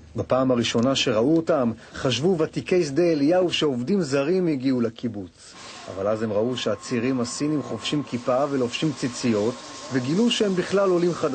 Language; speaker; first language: Hebrew; native; Hebrew